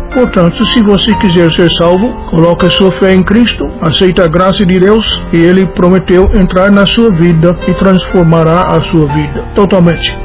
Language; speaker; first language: Portuguese; non-native, fluent; English